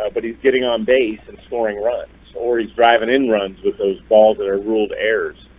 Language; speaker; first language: English; native; English